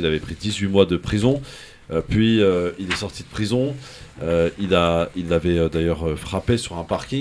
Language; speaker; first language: French; native; French